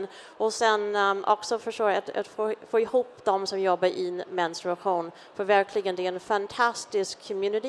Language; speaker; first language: Swedish; non-native, fluent; English